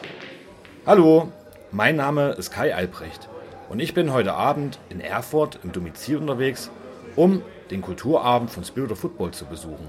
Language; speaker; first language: German; native; German